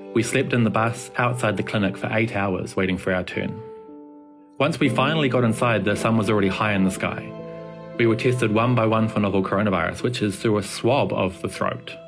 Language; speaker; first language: English; native; English